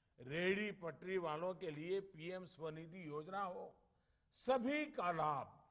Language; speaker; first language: Hindi; non-native, local second language; Gujarati